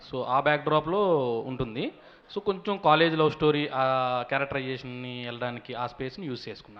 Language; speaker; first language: Telugu; native; Telugu